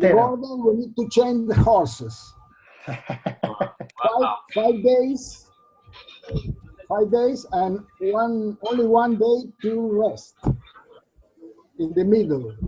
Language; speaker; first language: English; non-native, learner; Spanish